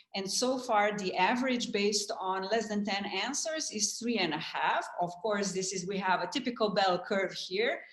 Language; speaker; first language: English; non-native, fluent; Slovenian